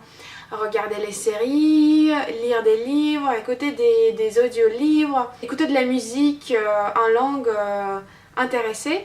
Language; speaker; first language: French; non-native, fluent; Russian